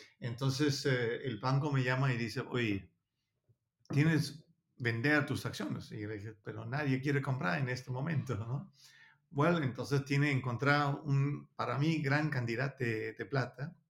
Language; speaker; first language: Spanish; non-native, learner; Danish